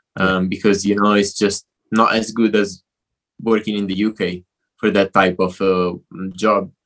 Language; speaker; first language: English; non-native, fluent; Italian